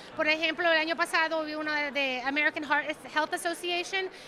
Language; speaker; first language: Spanish; early bilingual, heritage; Spanish